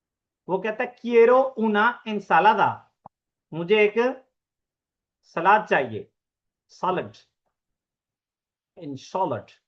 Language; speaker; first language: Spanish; non-native, fluent; Urdu